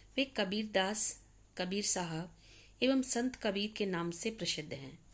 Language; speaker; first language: Hindi; native; Hindi